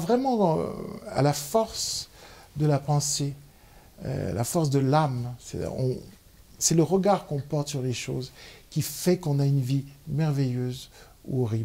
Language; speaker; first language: French; native; French